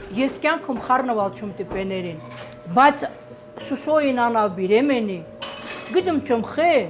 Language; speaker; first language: Armenian; native; Armenian